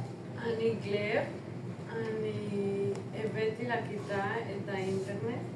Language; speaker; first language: Hebrew; non-native, learner; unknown